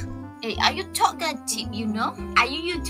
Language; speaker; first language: English; non-native, learner; Thai